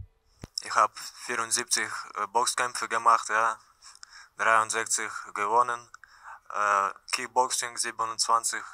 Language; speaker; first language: German; non-native, learner; Russian